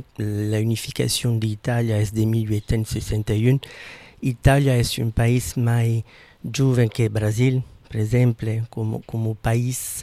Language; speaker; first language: French; non-native, fluent; Italian